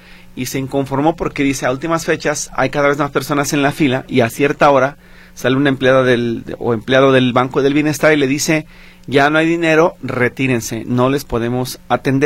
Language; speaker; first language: Spanish; native; Spanish